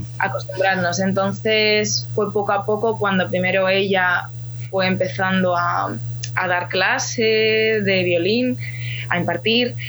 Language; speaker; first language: Spanish; early bilingual, other home language; Ukrainian